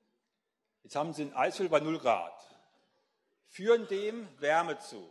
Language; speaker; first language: German; native; German